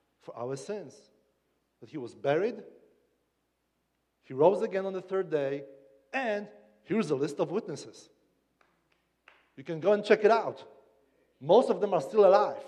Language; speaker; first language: English; non-native, fluent; Polish